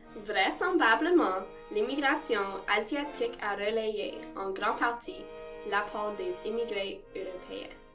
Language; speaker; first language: French; non-native, local second language; English